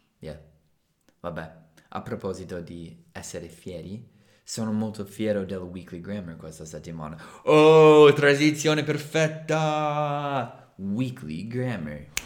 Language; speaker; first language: Italian; non-native, fluent; English